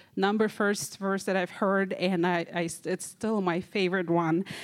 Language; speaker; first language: English; non-native, fluent; Kazakh